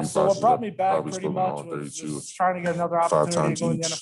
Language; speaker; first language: English; native; English